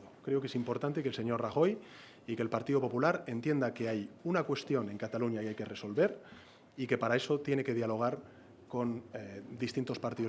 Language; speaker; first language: Spanish; native; Spanish